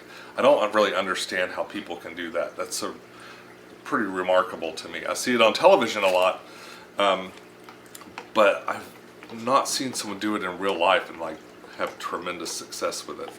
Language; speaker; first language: English; native; English